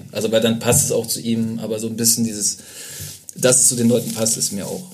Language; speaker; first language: German; native; German